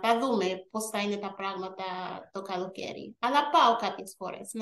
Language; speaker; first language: Greek; early bilingual, other home language; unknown